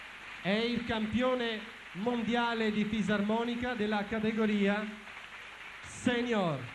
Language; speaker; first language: Italian; native; Italian